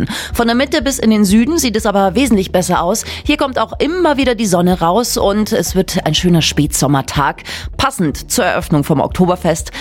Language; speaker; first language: German; native; German